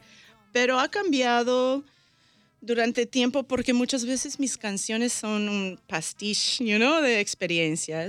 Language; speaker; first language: Spanish; early bilingual, heritage; Spanish